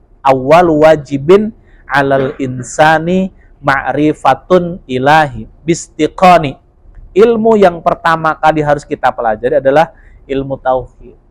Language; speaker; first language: Indonesian; non-native, local second language; Javanese